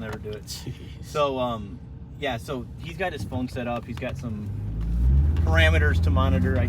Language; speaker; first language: English; native; English